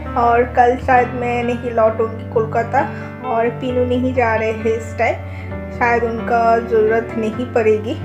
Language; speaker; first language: Hindi; non-native, local second language; Bangla